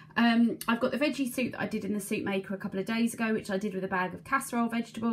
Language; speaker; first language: English; native; English